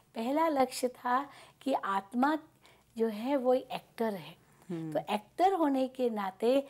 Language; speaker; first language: Hindi; native; Hindi